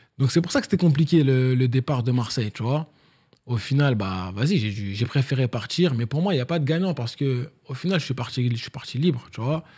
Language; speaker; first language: French; native; French